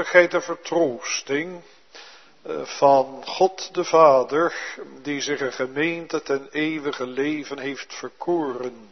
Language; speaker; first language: Dutch; native; Dutch